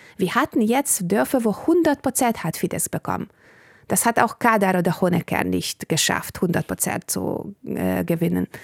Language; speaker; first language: German; non-native, fluent; Bulgarian